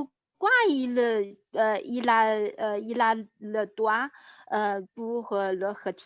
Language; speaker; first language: French; non-native, learner; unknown